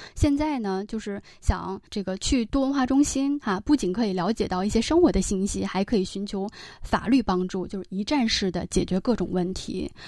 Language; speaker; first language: Chinese; native; Chinese